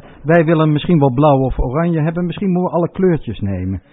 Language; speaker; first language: Dutch; native; Dutch